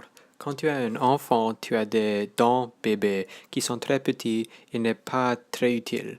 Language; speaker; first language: French; non-native, local second language; English